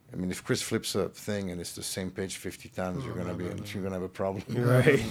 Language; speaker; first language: English; early bilingual, other home language; French